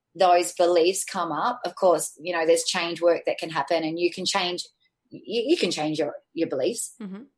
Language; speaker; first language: English; native; English